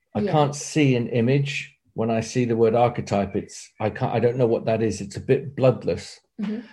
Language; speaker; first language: English; native; English